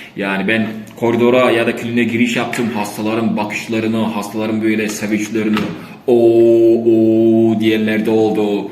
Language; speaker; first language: Turkish; non-native, fluent; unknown